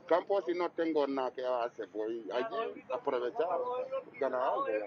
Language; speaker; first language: Spanish; non-native, learner; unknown